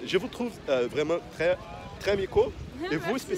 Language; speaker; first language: French; non-native, fluent; Portuguese